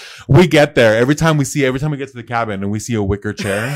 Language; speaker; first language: English; early bilingual, other home language; Spanish